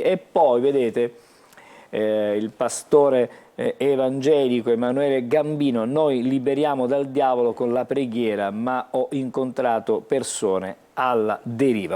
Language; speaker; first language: Italian; native; Italian